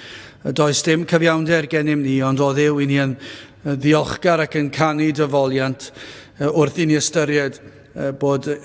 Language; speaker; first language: Welsh; native; Welsh